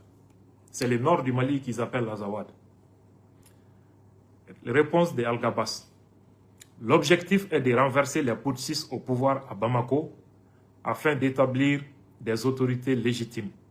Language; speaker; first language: French; non-native, local second language; Bambara